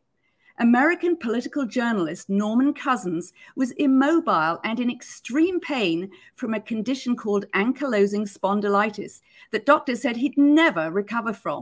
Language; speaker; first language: English; native; English